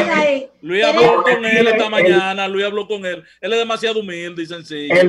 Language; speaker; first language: Spanish; native; Spanish